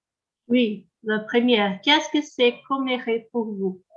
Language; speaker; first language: French; non-native, learner; Portuguese